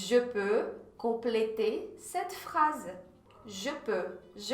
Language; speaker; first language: French; non-native, fluent; Portuguese